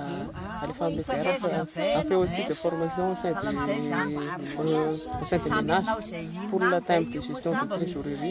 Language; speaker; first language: French; non-native, local second language; Malagasy